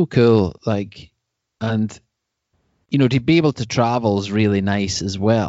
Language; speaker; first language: English; native; English